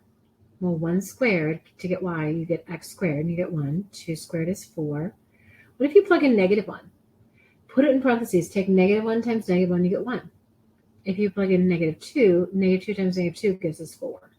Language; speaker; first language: English; native; English